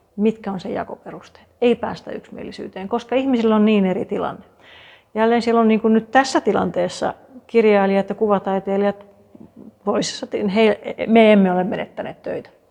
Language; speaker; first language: Finnish; native; Finnish